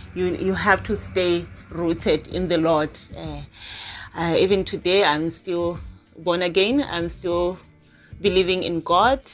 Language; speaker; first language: English; non-native, local second language; Zulu